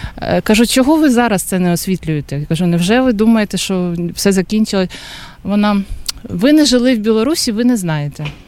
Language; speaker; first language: Ukrainian; native; Ukrainian